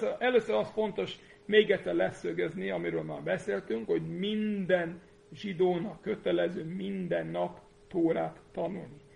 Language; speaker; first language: Hungarian; non-native, fluent; English